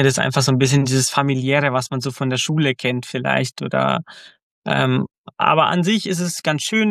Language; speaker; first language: German; early bilingual, other home language; Croatian